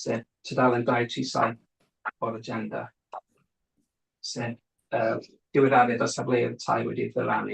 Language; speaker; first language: Welsh; native; Welsh